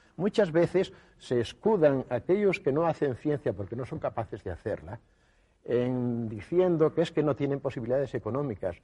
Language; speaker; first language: Spanish; native; Spanish